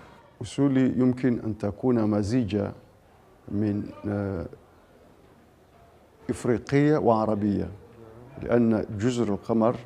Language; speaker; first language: Arabic; non-native, local second language; Comorian